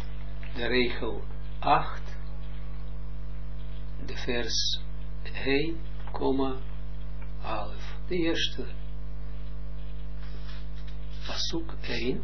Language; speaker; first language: Dutch; non-native, fluent; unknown